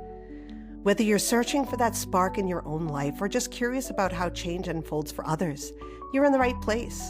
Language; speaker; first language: English; native; English